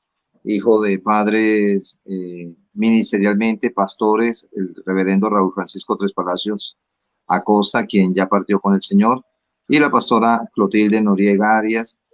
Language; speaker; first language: Spanish; native; Spanish